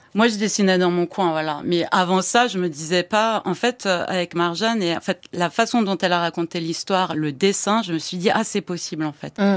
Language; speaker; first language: French; early bilingual, other home language; Persian